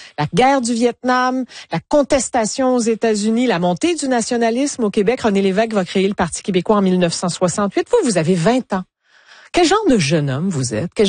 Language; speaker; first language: French; native; French